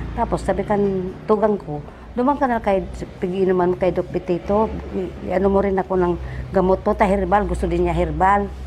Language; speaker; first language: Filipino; non-native, local second language; Bikol